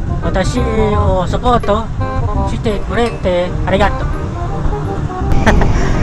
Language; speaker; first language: Japanese; non-native, learner; Malay